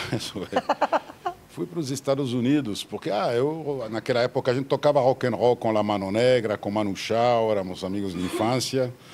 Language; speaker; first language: Portuguese; non-native, fluent; French